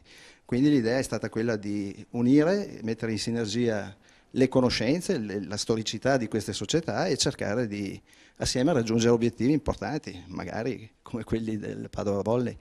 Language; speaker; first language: Italian; native; Italian